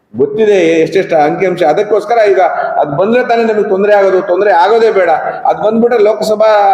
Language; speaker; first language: Kannada; native; Kannada